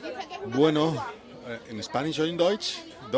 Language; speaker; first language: German; non-native, learner; Spanish